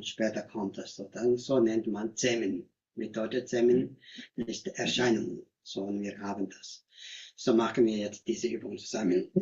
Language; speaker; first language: German; non-native, learner; Tibetan